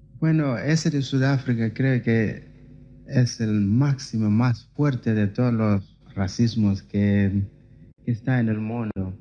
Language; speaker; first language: Spanish; non-native, learner; Xhosa